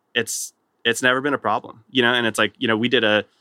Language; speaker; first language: English; native; English